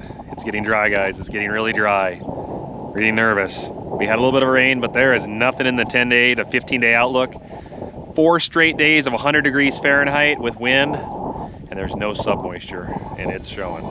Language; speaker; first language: English; native; English